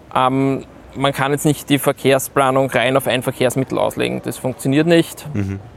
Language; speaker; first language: German; native; German